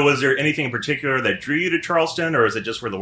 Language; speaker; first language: English; native; English